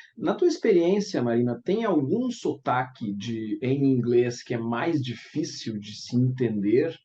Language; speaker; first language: Portuguese; native; Portuguese